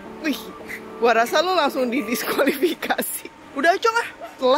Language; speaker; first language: Indonesian; native; Indonesian